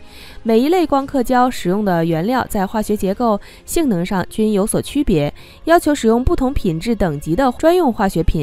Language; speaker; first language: Chinese; native; Chinese